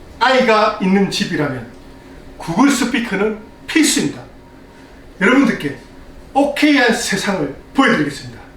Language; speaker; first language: Korean; native; Korean